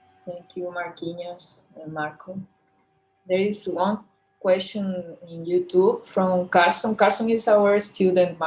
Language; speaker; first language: English; non-native, fluent; Portuguese